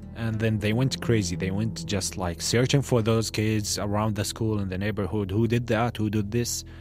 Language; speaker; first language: English; non-native, fluent; Arabic